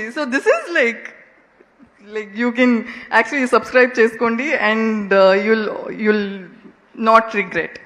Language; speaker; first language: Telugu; non-native, local second language; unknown